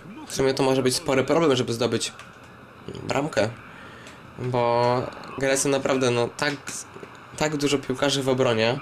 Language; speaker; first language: Polish; native; Polish